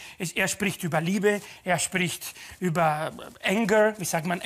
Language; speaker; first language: German; non-native, fluent; Spanish